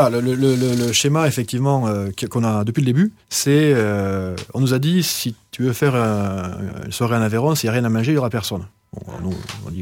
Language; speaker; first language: French; native; French